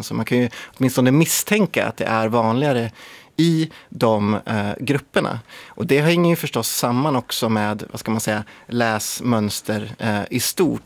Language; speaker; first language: Swedish; native; Swedish